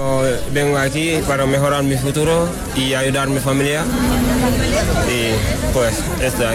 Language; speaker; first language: Spanish; non-native, learner; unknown